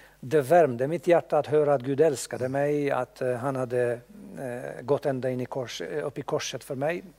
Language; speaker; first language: Swedish; non-native, fluent; Bosnian